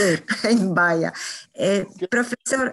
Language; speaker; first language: Hebrew; non-native, learner; Polish